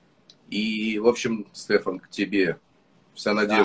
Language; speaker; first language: Russian; native; Russian